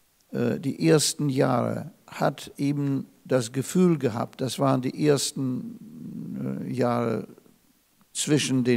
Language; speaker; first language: German; non-native, fluent; Russian